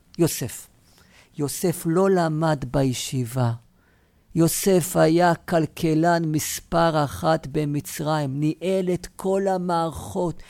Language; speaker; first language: Hebrew; native; Hebrew